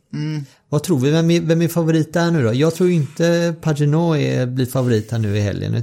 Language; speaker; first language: Swedish; native; Swedish